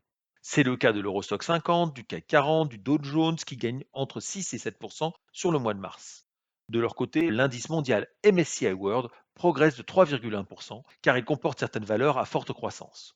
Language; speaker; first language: French; native; French